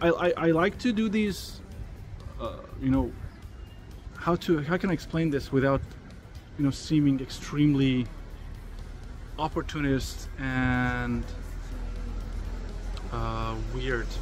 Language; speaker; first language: English; non-native, fluent; Persian